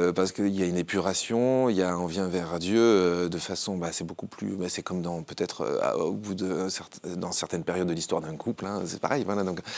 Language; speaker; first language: French; native; French